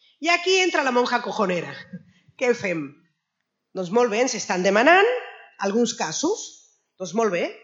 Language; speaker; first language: Catalan; non-native, fluent; Spanish